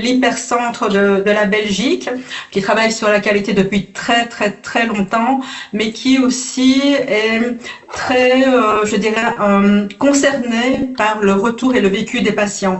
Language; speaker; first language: French; native; French